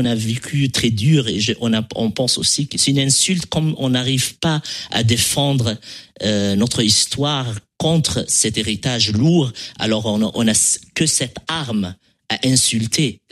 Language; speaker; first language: French; non-native, local second language; Arabic